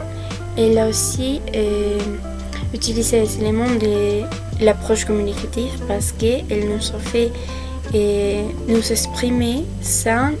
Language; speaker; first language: French; non-native, fluent; Spanish